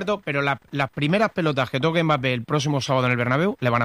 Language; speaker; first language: Spanish; native; Spanish